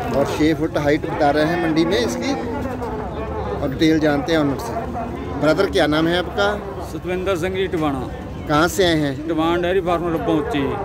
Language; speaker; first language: Hindi; non-native, local second language; Punjabi